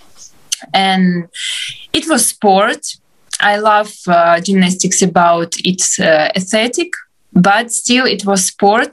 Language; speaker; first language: English; non-native, fluent; Ukrainian